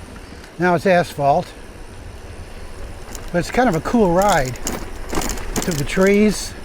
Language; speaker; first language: English; native; English